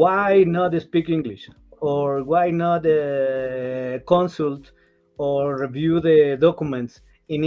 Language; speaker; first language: English; non-native, learner; Spanish